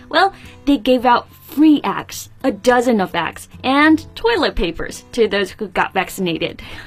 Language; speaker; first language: English; non-native, fluent; Chinese